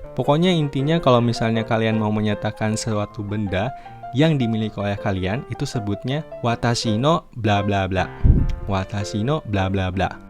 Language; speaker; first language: Indonesian; native; Indonesian